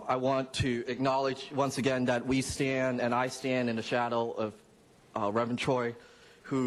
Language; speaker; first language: English; non-native, local second language; Cantonese